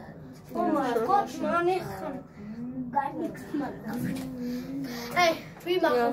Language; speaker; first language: German; early bilingual, other home language; Urdu